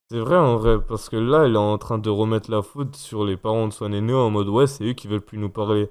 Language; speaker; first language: French; native; French